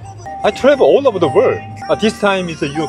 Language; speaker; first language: English; non-native, learner; Korean